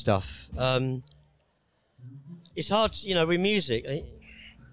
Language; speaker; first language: English; native; English